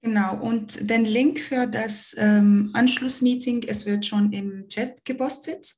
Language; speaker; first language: German; non-native, fluent; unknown